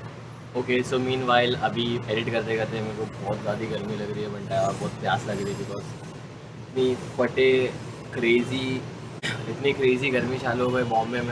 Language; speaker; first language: Hindi; native; Hindi